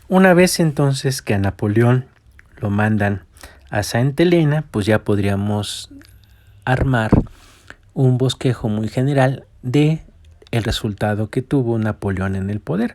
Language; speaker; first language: Spanish; native; Spanish